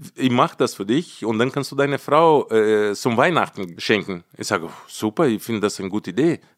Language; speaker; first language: German; non-native, fluent; Portuguese